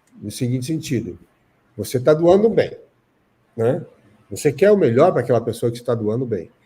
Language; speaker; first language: Portuguese; native; Portuguese